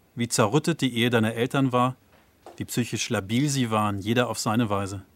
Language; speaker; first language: German; native; German